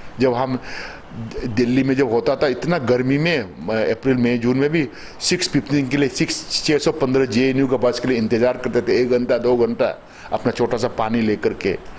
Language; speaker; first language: Hindi; non-native, local second language; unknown